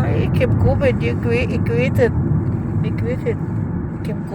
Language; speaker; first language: Dutch; non-native, learner; Filipino